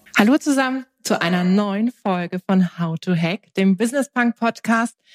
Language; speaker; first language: German; early bilingual, other home language; Turkish